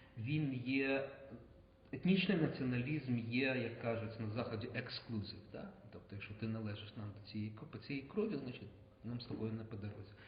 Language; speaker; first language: Ukrainian; native; Ukrainian